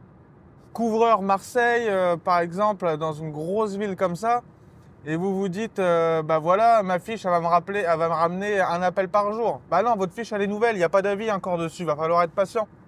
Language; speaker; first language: French; native; French